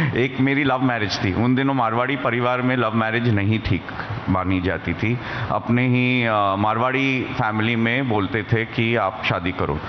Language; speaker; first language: Hindi; native; Hindi